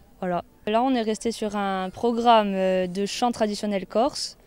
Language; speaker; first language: French; native; French